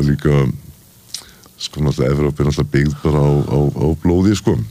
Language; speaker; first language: Icelandic; native; Icelandic